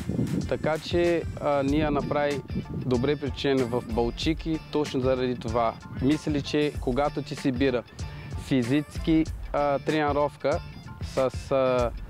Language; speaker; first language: Bulgarian; non-native, learner; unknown